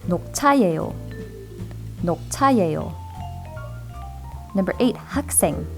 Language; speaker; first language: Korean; non-native, fluent; English